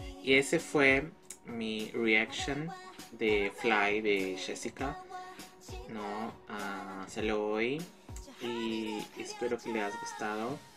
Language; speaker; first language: Spanish; non-native, fluent; Portuguese